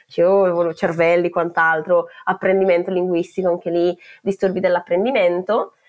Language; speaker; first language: Italian; native; Italian